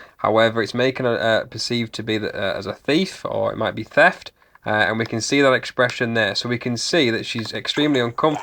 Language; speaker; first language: English; native; English